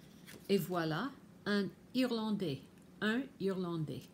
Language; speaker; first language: French; non-native, fluent; English